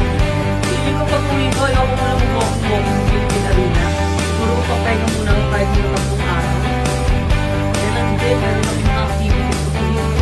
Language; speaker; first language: Filipino; native; Filipino